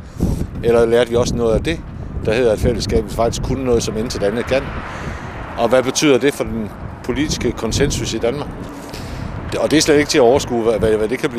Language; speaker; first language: Danish; native; Danish